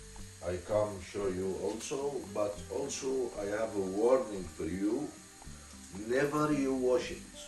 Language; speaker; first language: English; non-native, learner; Arabic